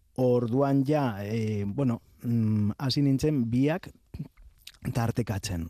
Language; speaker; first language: Basque; non-native, local second language; Spanish